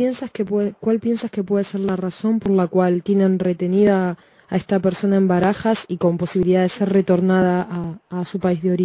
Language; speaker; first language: Spanish; native; Spanish